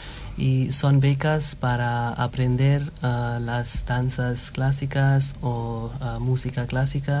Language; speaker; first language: Spanish; non-native, fluent; Hindi